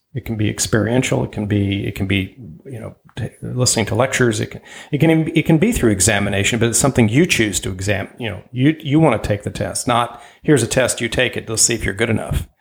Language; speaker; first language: English; early bilingual, other home language; German